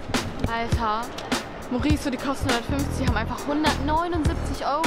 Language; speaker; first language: German; native; German